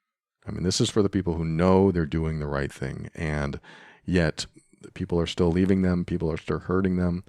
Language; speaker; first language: English; native; English